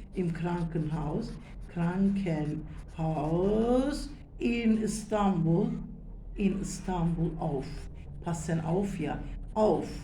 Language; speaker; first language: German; non-native, learner; Turkish